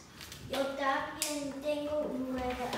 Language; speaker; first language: Spanish; non-native, learner; English